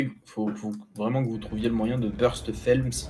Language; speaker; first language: French; native; French